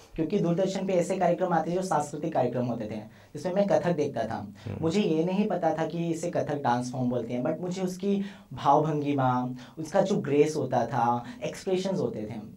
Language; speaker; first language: Hindi; native; Hindi